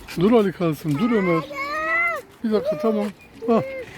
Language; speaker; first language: Turkish; native; Turkish